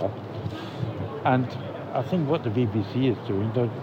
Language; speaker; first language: English; native; English